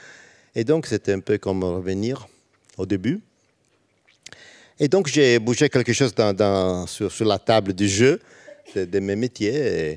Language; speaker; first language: French; non-native, learner; Italian